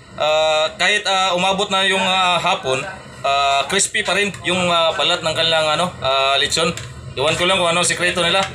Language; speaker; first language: Filipino; non-native, local second language; Cebuano